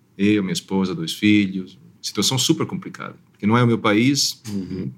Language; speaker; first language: Portuguese; non-native, fluent; Italian